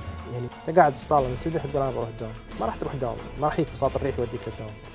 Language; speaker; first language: Arabic; native; Arabic